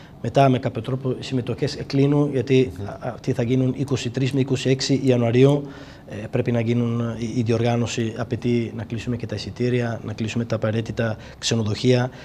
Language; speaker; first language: Greek; non-native, fluent; Italian